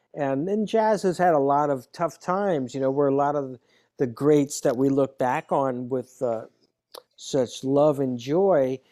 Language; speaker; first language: English; native; English